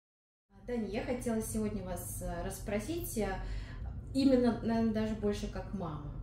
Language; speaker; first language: Russian; native; Russian